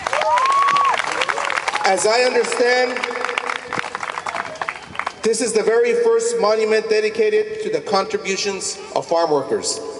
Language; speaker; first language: English; early bilingual, other home language; Spanish